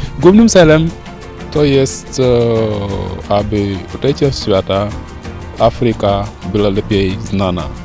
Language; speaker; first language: Polish; non-native, fluent; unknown